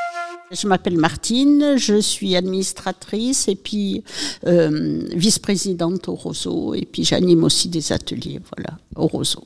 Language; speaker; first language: French; native; French